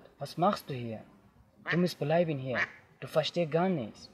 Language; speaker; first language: German; non-native, learner; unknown